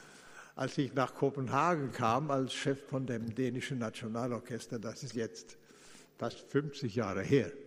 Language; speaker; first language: German; non-native, fluent; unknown